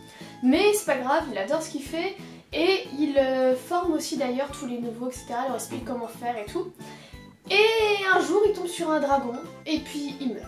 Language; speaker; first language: French; native; French